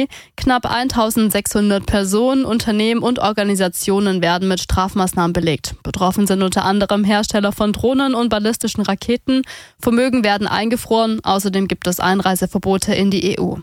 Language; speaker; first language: German; native; German